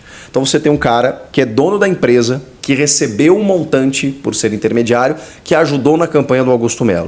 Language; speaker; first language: Portuguese; native; Portuguese